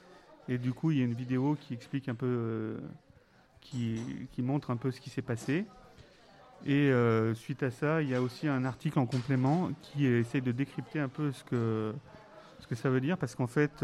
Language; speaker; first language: French; native; French